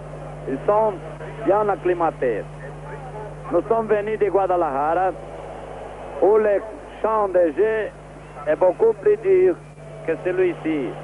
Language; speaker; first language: French; non-native, fluent; Portuguese